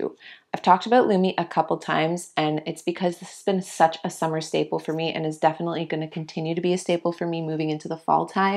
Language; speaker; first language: English; native; English